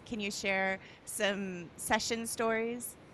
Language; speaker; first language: English; native; English